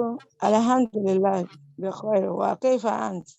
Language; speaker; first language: Arabic; non-native, learner; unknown